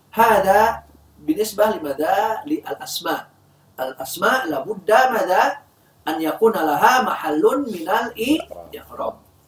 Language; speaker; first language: Arabic; non-native, fluent; Indonesian